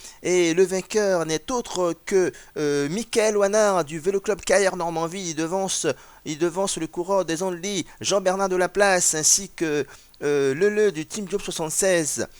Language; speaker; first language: French; native; French